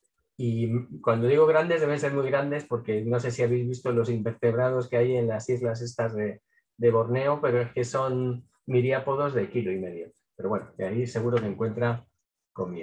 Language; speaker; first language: Spanish; native; Spanish